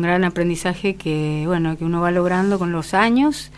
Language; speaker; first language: Spanish; native; Spanish